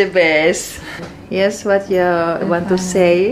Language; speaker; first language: English; non-native, learner; Indonesian